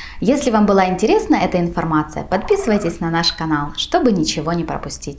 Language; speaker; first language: Russian; native; Russian